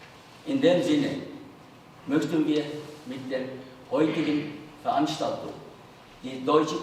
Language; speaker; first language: German; non-native, fluent; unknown